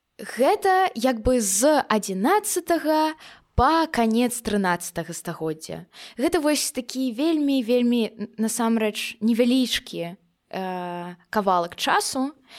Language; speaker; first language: Belarusian; non-native, local second language; Russian